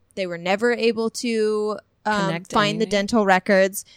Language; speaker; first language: English; native; English